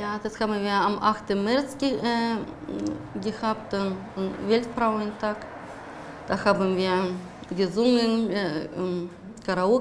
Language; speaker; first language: German; non-native, fluent; Russian